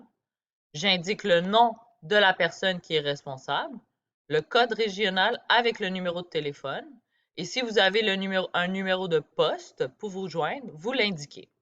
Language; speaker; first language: French; native; French